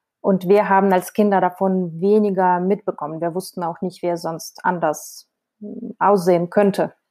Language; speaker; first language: German; non-native, fluent; Russian